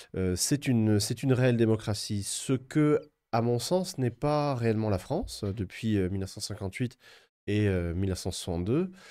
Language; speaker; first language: French; native; French